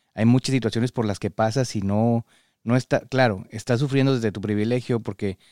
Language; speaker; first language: Spanish; native; Spanish